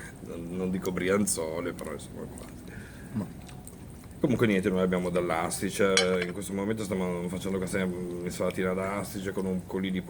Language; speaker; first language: Italian; native; Italian